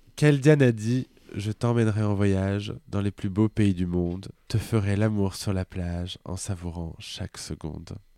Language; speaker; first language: French; native; French